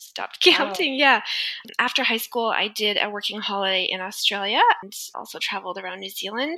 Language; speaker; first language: English; native; English